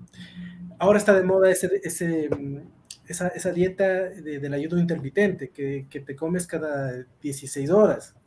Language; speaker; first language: Spanish; native; Spanish